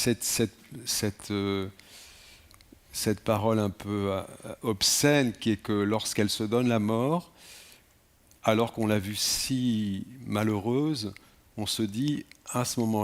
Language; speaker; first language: French; native; French